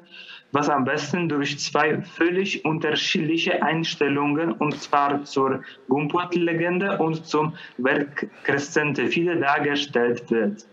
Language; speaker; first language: German; non-native, fluent; Polish